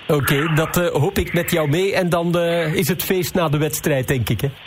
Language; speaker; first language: Dutch; native; Dutch